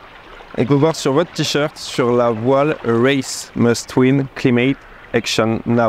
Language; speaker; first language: French; native; French